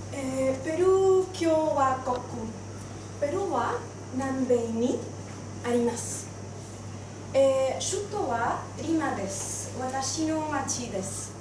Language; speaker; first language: Japanese; non-native, learner; Spanish